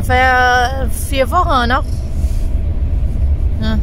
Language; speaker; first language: German; non-native, learner; Vietnamese